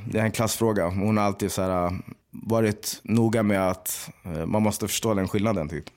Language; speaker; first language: Swedish; native; Swedish